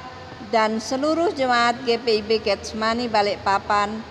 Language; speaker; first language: Indonesian; native; Indonesian